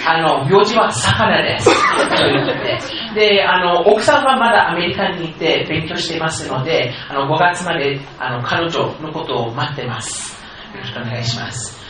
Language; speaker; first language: Japanese; non-native, fluent; English